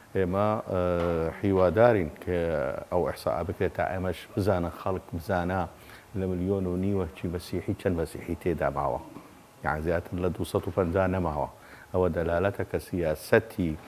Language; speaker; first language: Central Kurdish; non-native, local second language; Assyrian Neo-Aramaic